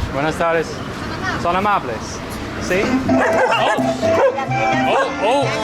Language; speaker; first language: Spanish; non-native, learner; English